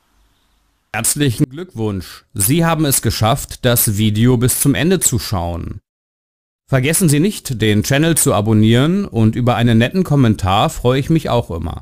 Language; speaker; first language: German; native; German